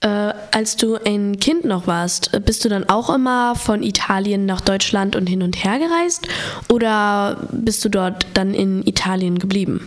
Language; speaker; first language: German; native; German